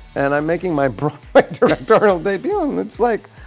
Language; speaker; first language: English; native; English